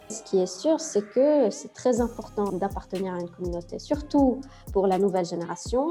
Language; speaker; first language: French; non-native, local second language; Arabic